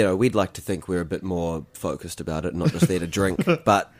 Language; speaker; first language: English; native; English